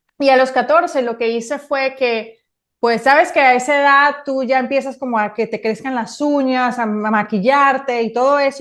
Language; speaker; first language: Spanish; native; Spanish